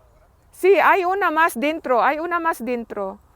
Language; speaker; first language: Spanish; non-native, learner; Filipino